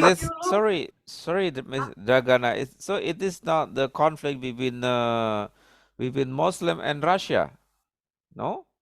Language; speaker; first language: English; non-native, learner; Indonesian